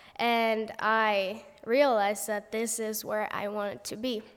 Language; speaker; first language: English; non-native, fluent; Spanish